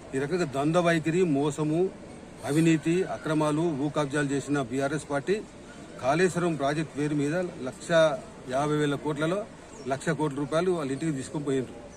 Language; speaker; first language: Telugu; native; Telugu